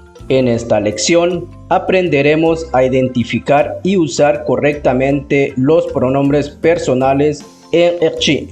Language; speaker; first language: Spanish; non-native, local second language; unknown